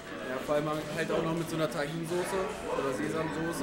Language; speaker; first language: German; native; German